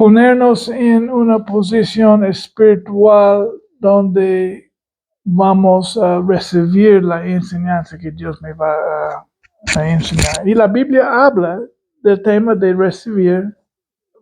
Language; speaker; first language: Spanish; non-native, fluent; English